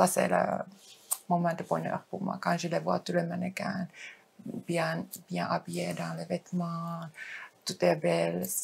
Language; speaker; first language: French; non-native, fluent; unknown